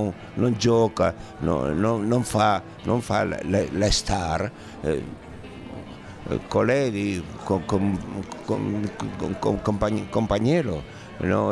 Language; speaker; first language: Italian; non-native, learner; Spanish